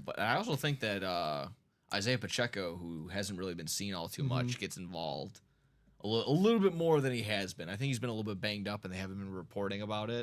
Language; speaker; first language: English; native; English